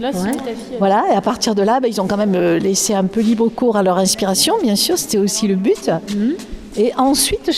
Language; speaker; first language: French; native; French